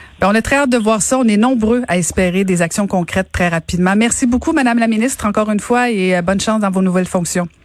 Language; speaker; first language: French; native; French